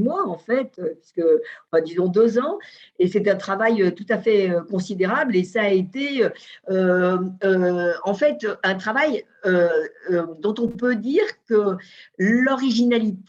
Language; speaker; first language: French; native; French